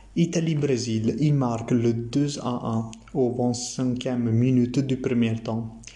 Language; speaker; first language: French; non-native, learner; Italian